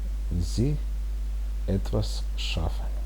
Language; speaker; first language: German; non-native, fluent; Bosnian